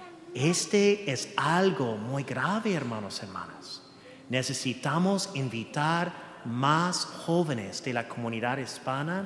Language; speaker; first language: Spanish; early bilingual, heritage; English